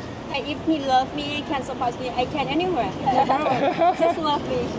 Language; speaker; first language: English; non-native, learner; Thai